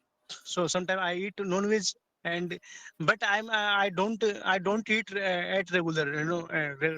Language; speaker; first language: English; non-native, learner; Hindi